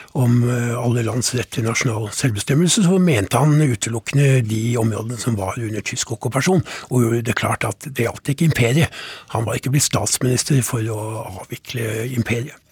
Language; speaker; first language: Norwegian; native; Norwegian